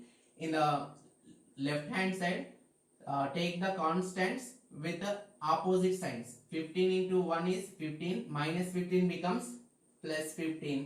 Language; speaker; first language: English; non-native, local second language; Telugu